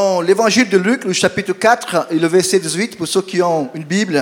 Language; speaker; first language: French; non-native, fluent; Portuguese